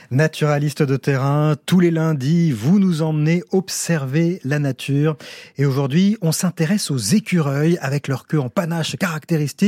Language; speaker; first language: French; native; French